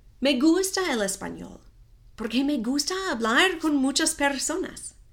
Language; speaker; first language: Spanish; non-native, fluent; English